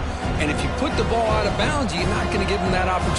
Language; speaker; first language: English; native; English